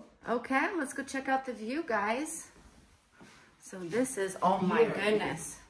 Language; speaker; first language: English; native; English